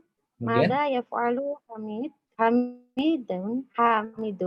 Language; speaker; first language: Arabic; non-native, learner; Indonesian